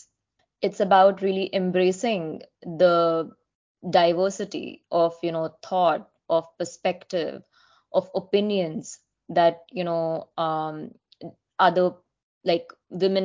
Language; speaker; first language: English; non-native, local second language; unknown